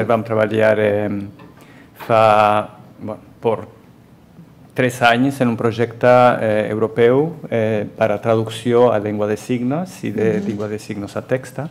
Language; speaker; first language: Catalan; non-native, fluent; Spanish